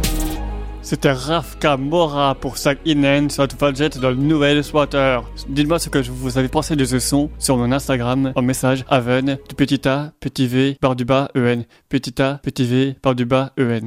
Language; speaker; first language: French; native; French